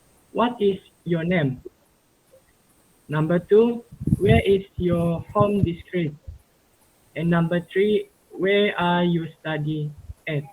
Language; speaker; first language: English; non-native, local second language; Malay